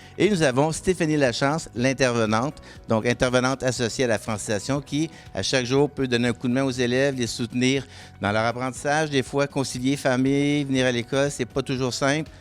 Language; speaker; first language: French; native; French